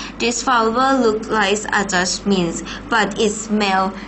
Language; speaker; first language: English; non-native, fluent; Thai